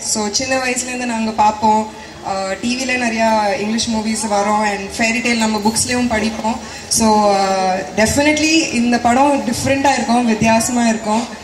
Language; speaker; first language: Tamil; non-native, local second language; Hindi